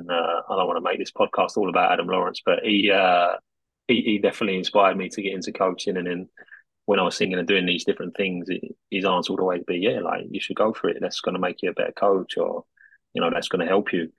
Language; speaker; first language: English; native; English